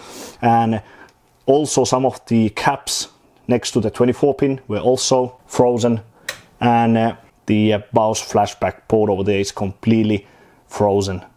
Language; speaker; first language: English; non-native, fluent; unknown